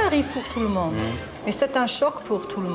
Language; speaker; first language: French; non-native, learner; English